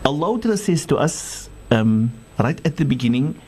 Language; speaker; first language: English; non-native, local second language; Afrikaans